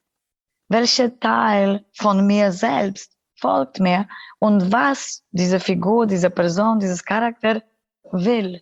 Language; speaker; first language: German; non-native, fluent; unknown